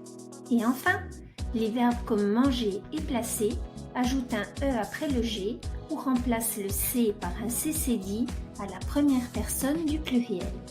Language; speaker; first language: French; non-native, fluent; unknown